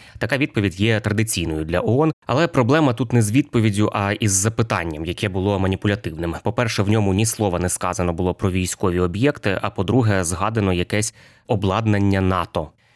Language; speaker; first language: Ukrainian; native; Ukrainian